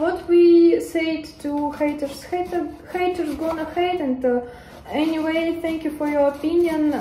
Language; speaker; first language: English; non-native, learner; Russian